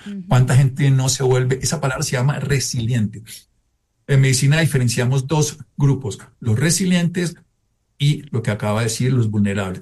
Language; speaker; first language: Spanish; native; Spanish